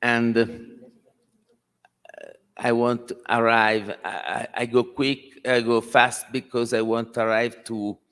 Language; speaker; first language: English; non-native, learner; Italian